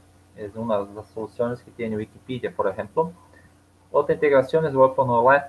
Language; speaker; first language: Spanish; non-native, learner; Portuguese